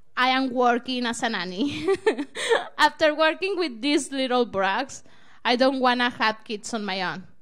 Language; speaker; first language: English; non-native, learner; Spanish